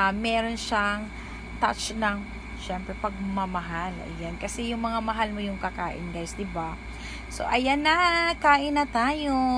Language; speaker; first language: Filipino; non-native, local second language; Cebuano